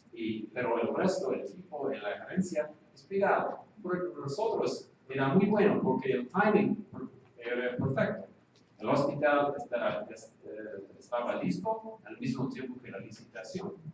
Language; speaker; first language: Spanish; non-native, fluent; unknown